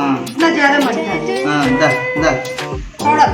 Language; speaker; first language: Hindi; non-native, local second language; Telugu